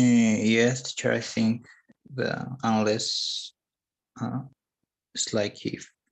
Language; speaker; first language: English; non-native, learner; Spanish